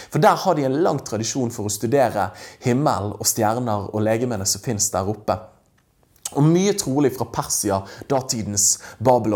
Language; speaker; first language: Norwegian; native; Norwegian